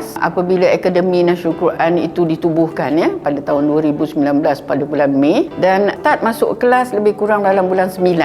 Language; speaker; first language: Malay; native; Malay